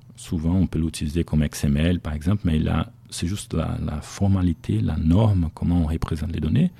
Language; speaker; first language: French; non-native, fluent; Portuguese